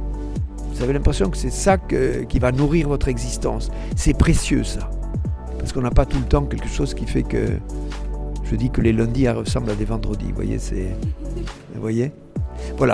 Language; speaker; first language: French; native; French